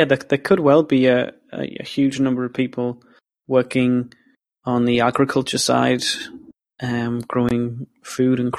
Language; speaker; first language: English; native; English